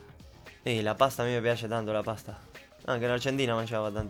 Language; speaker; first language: Italian; non-native, learner; Spanish